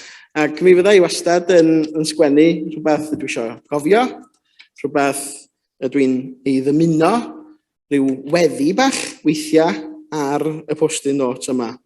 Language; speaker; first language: Welsh; native; Welsh